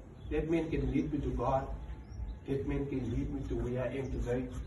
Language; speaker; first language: English; non-native, local second language; Afrikaans